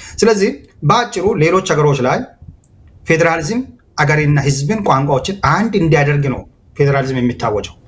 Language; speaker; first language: Amharic; non-native, local second language; Hadiyya